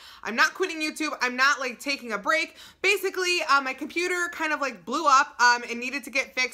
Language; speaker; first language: English; native; English